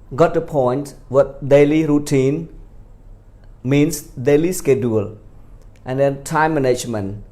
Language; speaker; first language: English; non-native, fluent; Khmer